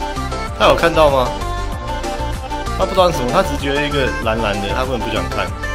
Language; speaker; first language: Chinese; native; Chinese